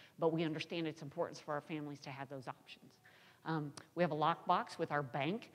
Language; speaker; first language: English; native; English